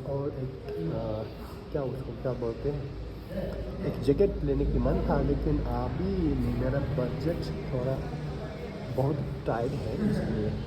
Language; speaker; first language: Hindi; non-native, local second language; Tibetan